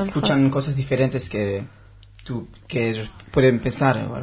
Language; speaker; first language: Spanish; non-native, learner; Hebrew